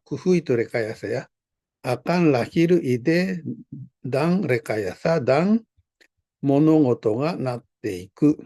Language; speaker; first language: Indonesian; non-native, fluent; Japanese